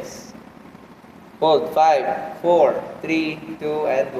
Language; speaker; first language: English; non-native, local second language; Filipino